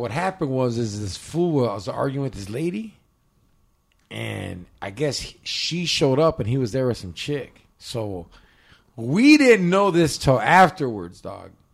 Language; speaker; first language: English; native; English